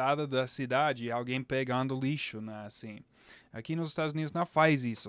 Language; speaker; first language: Portuguese; non-native, fluent; English